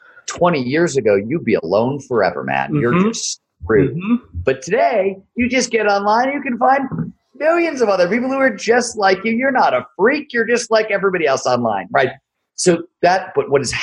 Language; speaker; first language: English; native; English